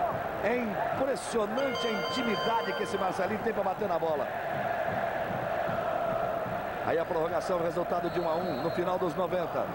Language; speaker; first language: Portuguese; native; Portuguese